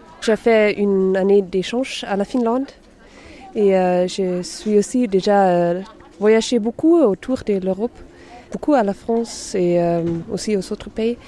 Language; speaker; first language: French; non-native, fluent; German